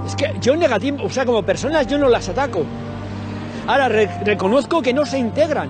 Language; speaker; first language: Spanish; native; Spanish